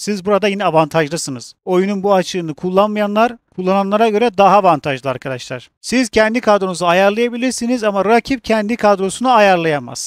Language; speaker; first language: Turkish; native; Turkish